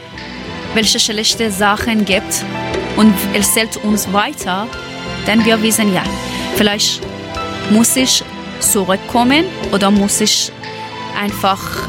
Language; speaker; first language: German; non-native, learner; Persian